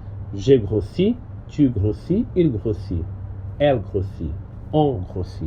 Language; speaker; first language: French; non-native, learner; Portuguese